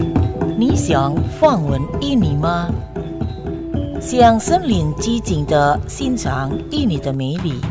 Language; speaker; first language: Chinese; non-native, fluent; Indonesian